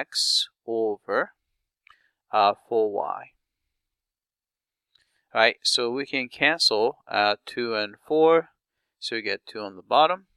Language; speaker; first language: English; non-native, fluent; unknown